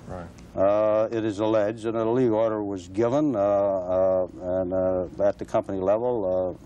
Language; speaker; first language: English; native; English